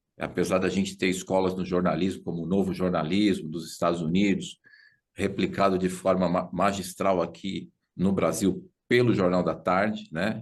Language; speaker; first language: Portuguese; native; Portuguese